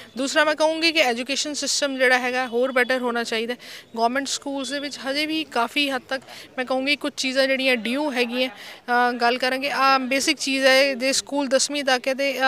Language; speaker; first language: Punjabi; native; Punjabi